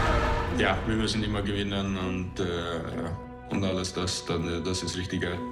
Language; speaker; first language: German; non-native, learner; Faroese